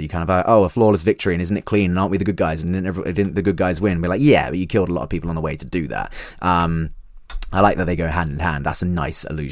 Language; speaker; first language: English; native; English